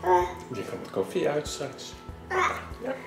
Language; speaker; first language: Dutch; native; Dutch